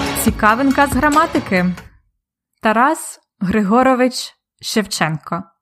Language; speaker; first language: Ukrainian; native; Ukrainian